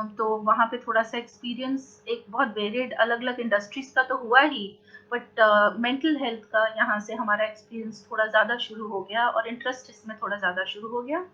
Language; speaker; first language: Hindi; native; Hindi